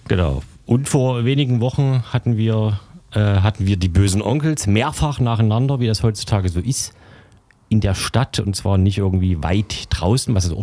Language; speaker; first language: German; native; German